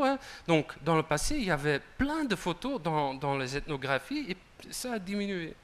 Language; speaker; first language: French; non-native, local second language; Dutch